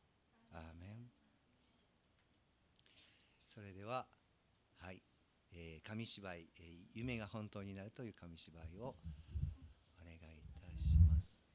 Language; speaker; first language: Japanese; native; Japanese